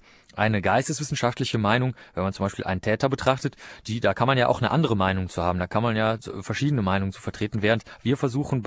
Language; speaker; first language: German; native; German